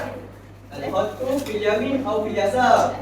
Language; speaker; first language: Arabic; non-native, learner; Malay